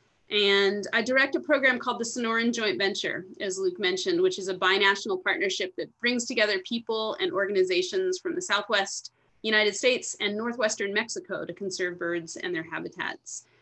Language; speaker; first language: English; native; English